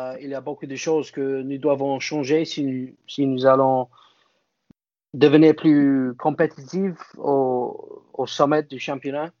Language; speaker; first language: French; non-native, fluent; English